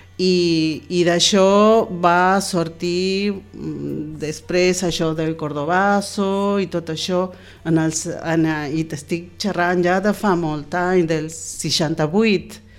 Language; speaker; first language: Catalan; non-native, fluent; Spanish